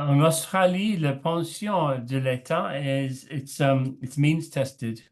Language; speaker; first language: French; non-native, learner; English